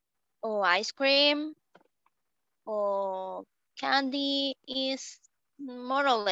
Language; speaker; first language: English; non-native, learner; Spanish